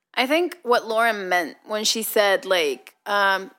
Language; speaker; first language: English; non-native, fluent; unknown